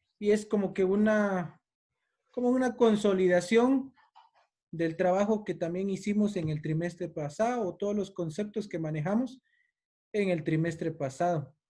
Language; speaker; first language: Spanish; native; Spanish